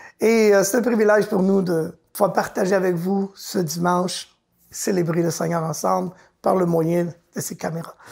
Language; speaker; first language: French; native; French